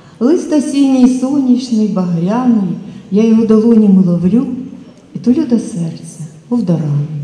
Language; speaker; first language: Ukrainian; native; Ukrainian